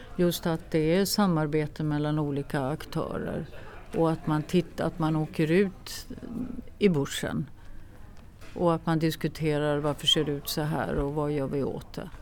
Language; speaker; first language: Swedish; native; Swedish